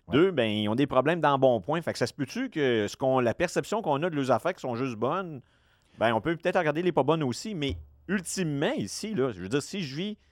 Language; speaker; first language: French; native; French